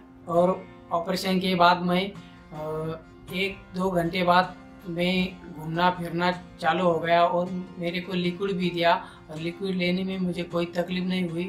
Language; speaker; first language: Hindi; non-native, local second language; Marathi